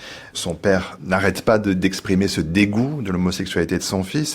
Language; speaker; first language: French; native; French